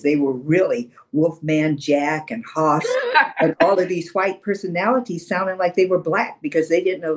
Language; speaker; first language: English; native; English